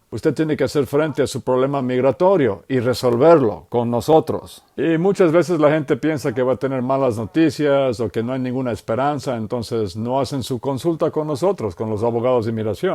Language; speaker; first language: Spanish; native; Spanish